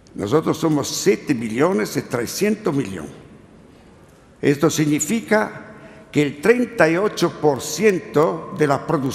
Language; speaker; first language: Spanish; non-native, learner; Italian